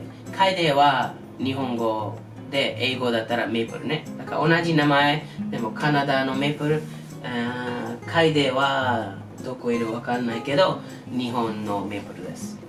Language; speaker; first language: Japanese; non-native, learner; English